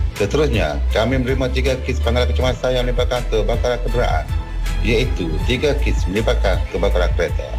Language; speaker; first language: Malay; native; Malay